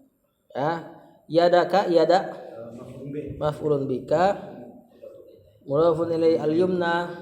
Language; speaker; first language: Arabic; non-native, fluent; Indonesian